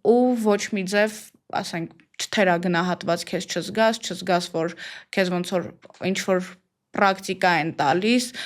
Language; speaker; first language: Armenian; native; Armenian